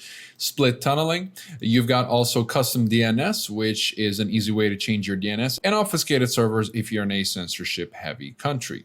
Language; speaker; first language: English; native; English